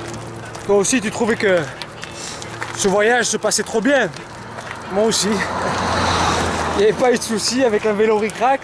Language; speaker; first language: French; native; French